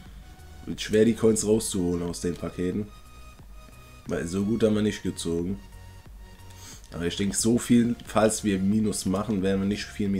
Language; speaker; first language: German; native; German